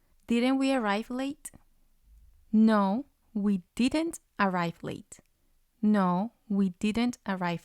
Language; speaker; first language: English; non-native, fluent; Spanish